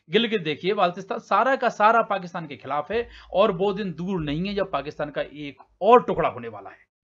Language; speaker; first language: Hindi; native; Hindi